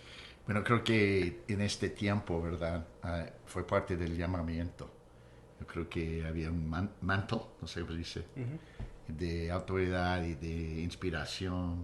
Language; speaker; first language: Spanish; non-native, fluent; English